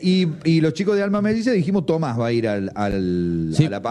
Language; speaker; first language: Spanish; native; Spanish